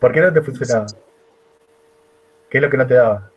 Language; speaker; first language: Spanish; native; Spanish